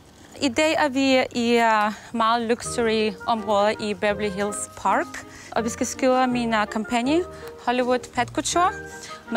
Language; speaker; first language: Danish; early bilingual, heritage; Danish